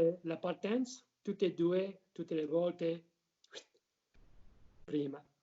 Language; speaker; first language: Italian; non-native, learner; French